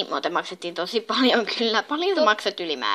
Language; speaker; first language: Finnish; native; Finnish